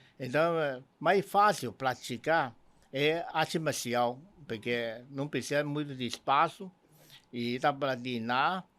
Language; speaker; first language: Portuguese; non-native, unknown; Cantonese